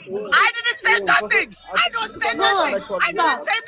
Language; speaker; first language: English; non-native, learner; Amharic